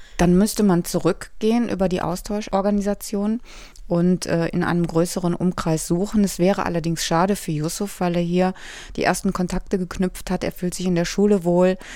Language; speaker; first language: German; native; German